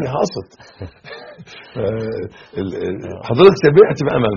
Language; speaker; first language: Arabic; native; Arabic